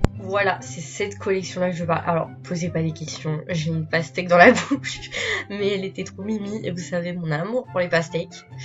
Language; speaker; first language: French; early bilingual, other home language; Portuguese